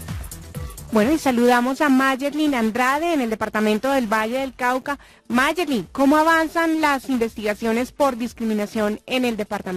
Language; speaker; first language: Spanish; native; Spanish